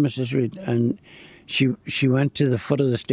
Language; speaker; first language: English; native; English